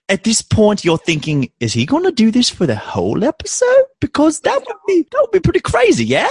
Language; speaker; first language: English; native; English